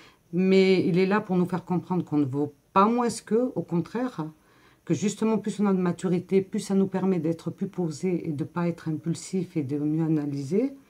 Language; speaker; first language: French; native; French